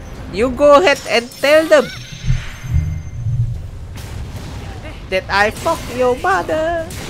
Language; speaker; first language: English; non-native, learner; Indonesian